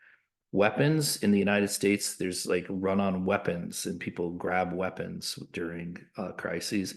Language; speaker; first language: English; native; English